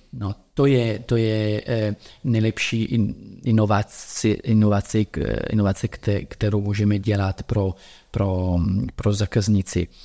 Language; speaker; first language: Czech; non-native, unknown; Italian